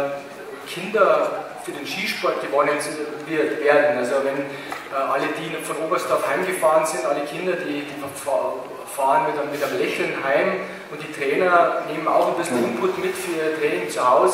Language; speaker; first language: German; native; German